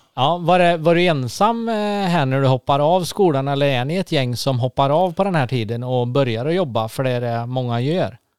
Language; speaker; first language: Swedish; native; Swedish